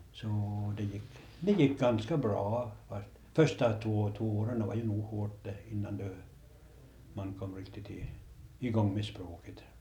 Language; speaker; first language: Swedish; native; Swedish